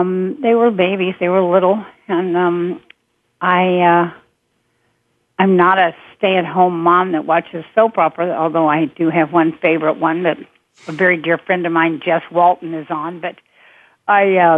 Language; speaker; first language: English; native; English